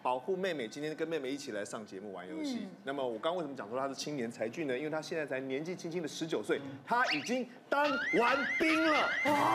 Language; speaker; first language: Chinese; native; Chinese